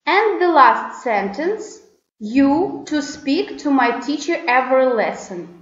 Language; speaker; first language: English; non-native, fluent; Russian